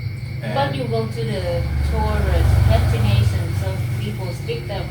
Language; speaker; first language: English; non-native, fluent; Vietnamese